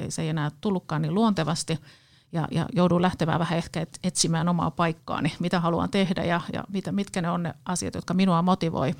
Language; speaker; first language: Finnish; native; Finnish